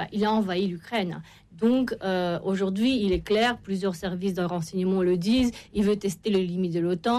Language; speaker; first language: French; non-native, fluent; Romanian